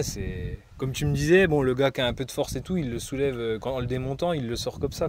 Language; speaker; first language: French; native; French